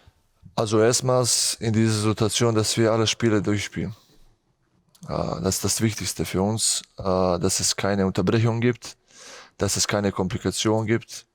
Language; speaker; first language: German; non-native, fluent; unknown